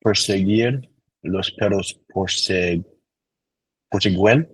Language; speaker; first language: Spanish; non-native, learner; English